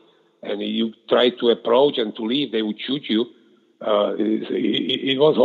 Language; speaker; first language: English; non-native, fluent; Slovak